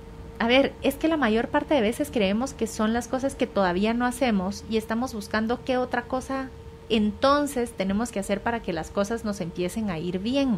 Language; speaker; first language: Spanish; native; Spanish